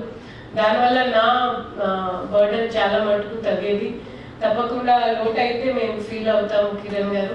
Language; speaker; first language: Telugu; native; Telugu